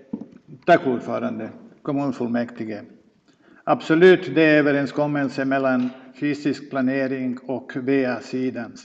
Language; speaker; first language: Swedish; non-native, fluent; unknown